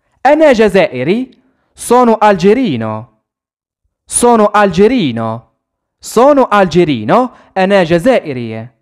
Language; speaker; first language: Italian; non-native, fluent; Arabic